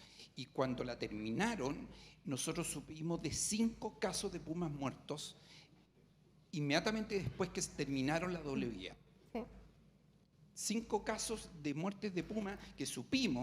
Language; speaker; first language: Spanish; native; Spanish